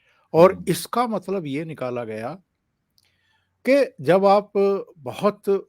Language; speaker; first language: Hindi; native; Hindi